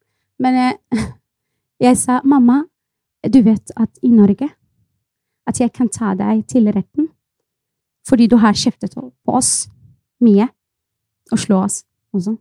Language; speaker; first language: Norwegian; non-native, fluent; Arabic